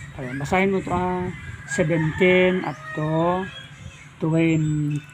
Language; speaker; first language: Filipino; non-native, local second language; Iloko